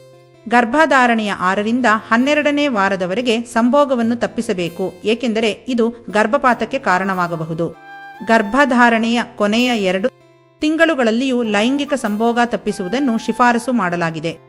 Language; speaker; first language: Kannada; native; Kannada